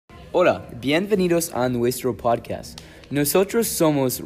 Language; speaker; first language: Spanish; non-native, learner; English